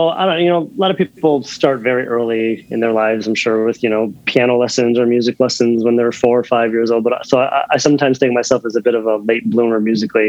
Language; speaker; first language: English; native; English